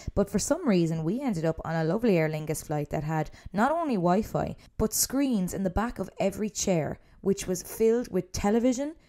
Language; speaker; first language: English; native; English